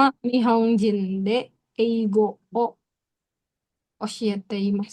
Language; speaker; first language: Japanese; non-native, learner; Indonesian